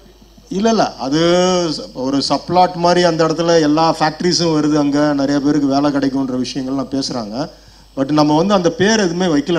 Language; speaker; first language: Tamil; native; Tamil